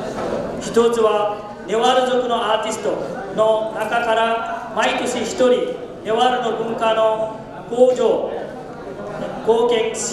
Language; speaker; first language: Japanese; non-native, fluent; Newari